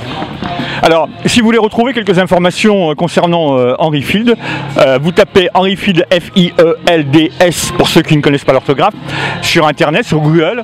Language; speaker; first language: French; native; French